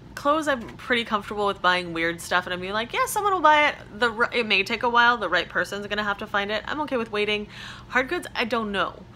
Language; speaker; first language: English; native; English